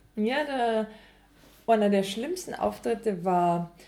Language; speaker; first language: German; native; German